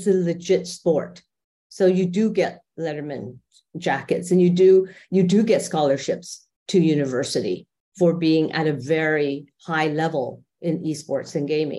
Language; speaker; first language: English; native; English